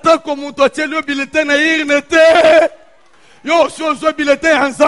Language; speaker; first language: French; non-native, local second language; Lingala